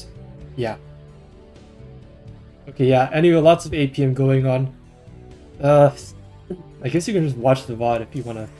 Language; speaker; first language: English; native; English